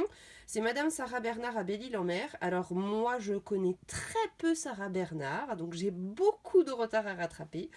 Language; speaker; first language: French; native; French